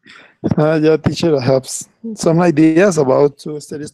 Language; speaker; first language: English; non-native, learner; Spanish